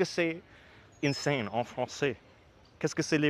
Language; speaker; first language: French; non-native, learner; English